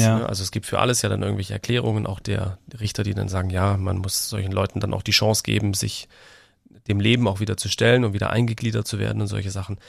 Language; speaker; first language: German; native; German